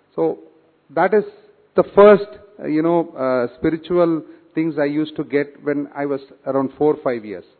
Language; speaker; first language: English; non-native, local second language; Tamil